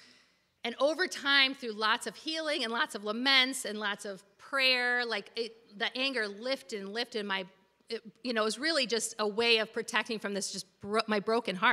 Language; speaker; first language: English; native; English